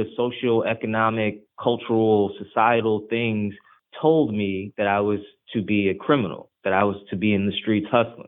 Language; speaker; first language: English; early bilingual, other home language; Haitian Creole